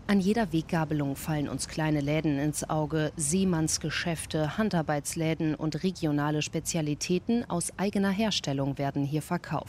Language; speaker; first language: German; native; German